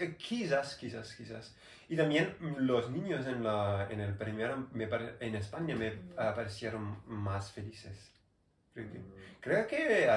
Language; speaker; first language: Spanish; non-native, learner; German